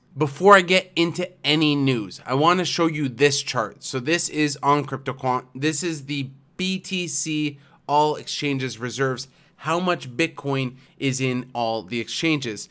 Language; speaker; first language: English; native; English